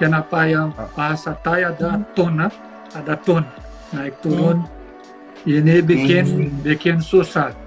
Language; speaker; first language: Indonesian; non-native, fluent; Portuguese